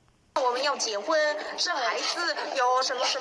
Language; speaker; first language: Chinese; non-native, fluent; Korean